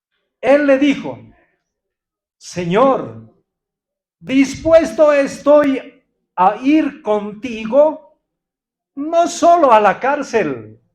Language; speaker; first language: Spanish; non-native, local second language; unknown